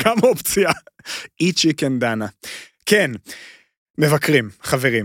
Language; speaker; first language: Hebrew; native; Hebrew